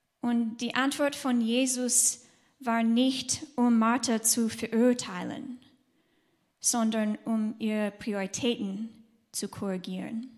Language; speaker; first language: German; non-native, fluent; English